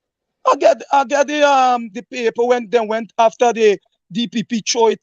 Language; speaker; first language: English; native; English